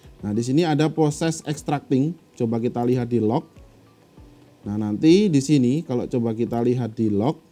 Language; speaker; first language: Indonesian; native; Indonesian